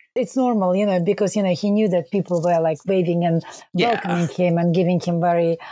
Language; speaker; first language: English; non-native, fluent; Russian